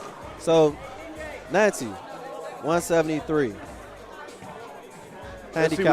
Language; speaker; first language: English; native; English